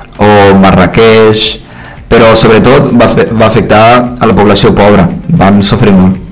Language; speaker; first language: Catalan; early bilingual, other home language; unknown